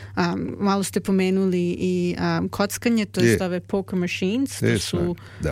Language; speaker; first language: Croatian; native; Croatian